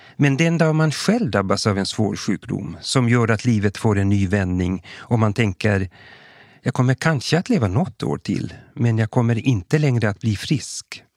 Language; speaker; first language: Swedish; native; Swedish